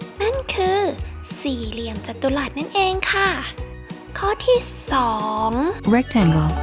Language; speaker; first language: Thai; native; Thai